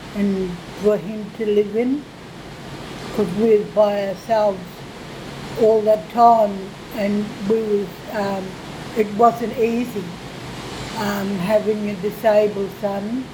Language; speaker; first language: English; native; English